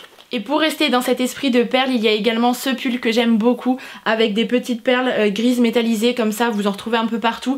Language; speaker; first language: French; native; French